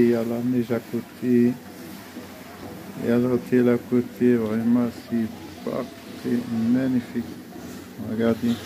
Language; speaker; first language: French; non-native, fluent; Arabic